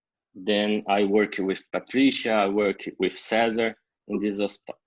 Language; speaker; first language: English; non-native, learner; Portuguese